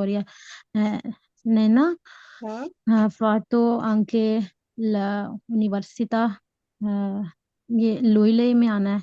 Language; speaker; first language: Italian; non-native, learner; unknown